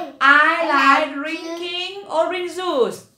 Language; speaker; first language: English; non-native, learner; Vietnamese